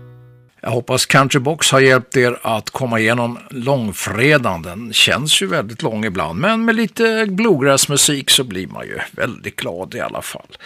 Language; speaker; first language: Swedish; native; Swedish